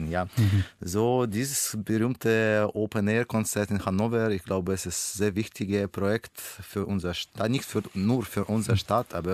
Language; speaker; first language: German; non-native, learner; Russian